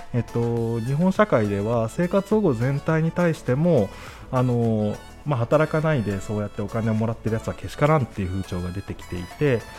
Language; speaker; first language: Japanese; native; Japanese